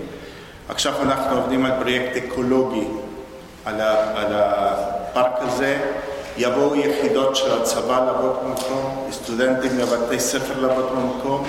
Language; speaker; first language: Hebrew; non-native, fluent; Spanish